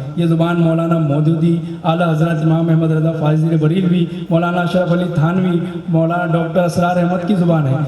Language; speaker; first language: Urdu; native; Urdu